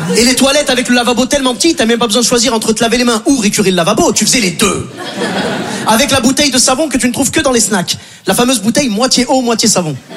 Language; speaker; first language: French; native; French